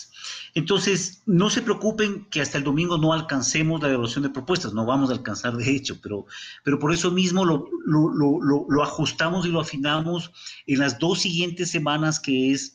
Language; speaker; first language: Spanish; native; Spanish